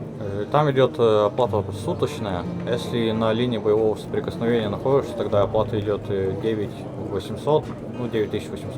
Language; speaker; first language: Russian; native; Russian